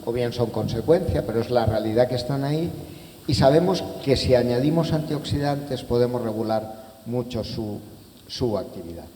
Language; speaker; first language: Spanish; non-native, local second language; Catalan